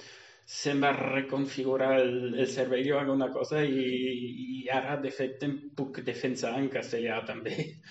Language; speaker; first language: Catalan; non-native, fluent; German